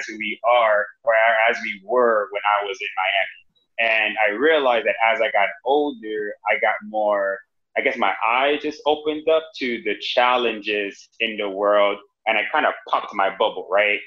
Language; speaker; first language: English; native; English